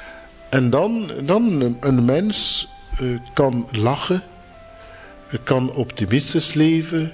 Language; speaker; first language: Dutch; non-native, fluent; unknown